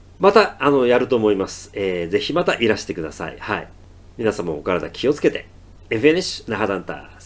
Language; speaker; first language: Japanese; native; Japanese